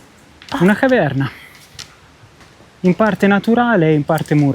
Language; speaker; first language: Italian; native; Italian